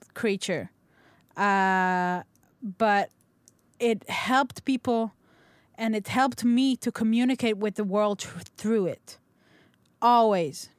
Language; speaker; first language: English; non-native, local second language; Hebrew